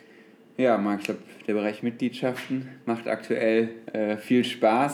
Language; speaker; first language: German; native; German